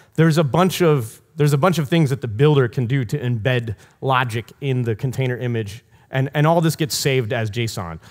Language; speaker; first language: English; native; English